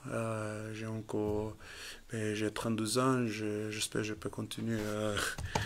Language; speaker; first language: French; non-native, fluent; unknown